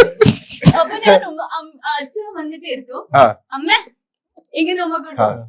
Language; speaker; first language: Malayalam; non-native, learner; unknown